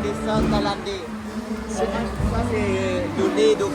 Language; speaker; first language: French; non-native, fluent; Thai